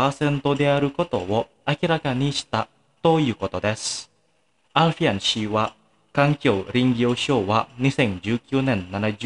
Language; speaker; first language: Japanese; non-native, fluent; Indonesian